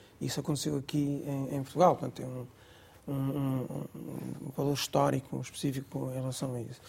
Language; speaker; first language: Portuguese; non-native, local second language; Gujarati